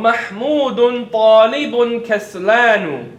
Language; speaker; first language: Arabic; non-native, fluent; English